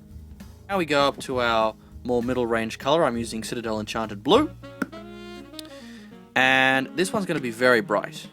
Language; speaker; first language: English; native; English